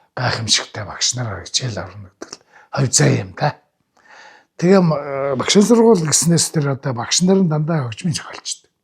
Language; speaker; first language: Mongolian; native; Mongolian